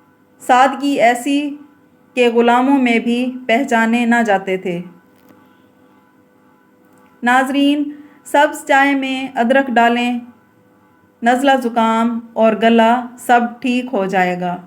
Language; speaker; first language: Urdu; native; Urdu